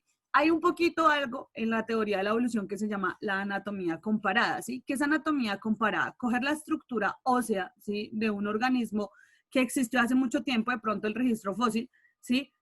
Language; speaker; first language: Spanish; native; Spanish